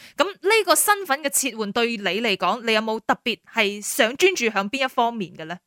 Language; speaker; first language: Cantonese; native; Cantonese